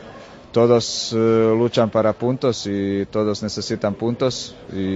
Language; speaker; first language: Spanish; non-native, fluent; Croatian